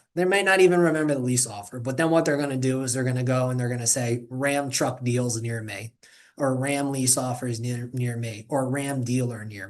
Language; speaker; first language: English; native; English